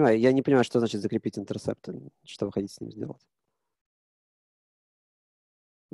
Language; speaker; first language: Russian; native; Russian